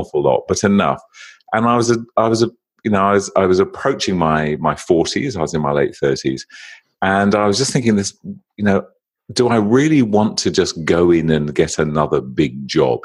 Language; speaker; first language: English; native; English